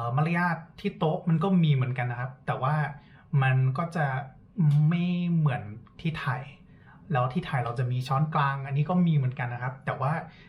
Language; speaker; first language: Thai; non-native, fluent; English